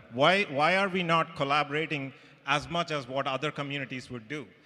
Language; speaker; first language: English; non-native, local second language; Telugu